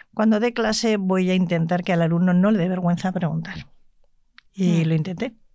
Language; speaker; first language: Spanish; native; Spanish